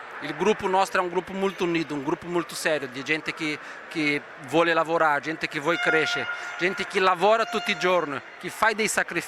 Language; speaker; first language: Italian; non-native, fluent; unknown